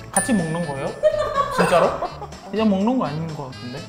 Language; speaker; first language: Korean; non-native, fluent; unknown